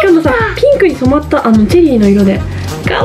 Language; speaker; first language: Japanese; native; Japanese